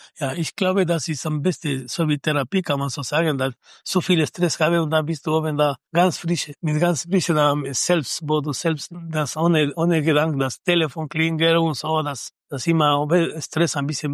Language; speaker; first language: German; non-native, learner; Spanish